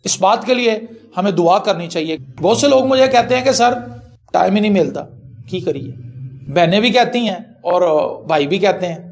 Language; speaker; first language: Urdu; non-native, local second language; Punjabi